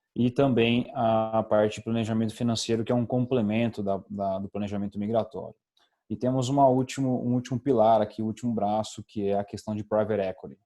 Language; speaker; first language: Portuguese; native; Portuguese